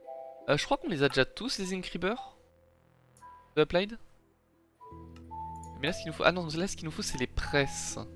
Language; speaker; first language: French; native; French